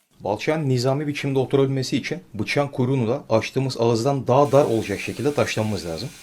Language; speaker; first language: Turkish; native; Turkish